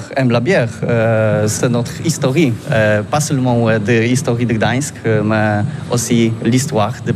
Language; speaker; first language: French; non-native, learner; Polish